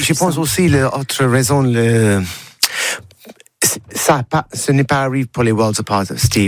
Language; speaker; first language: French; non-native, learner; English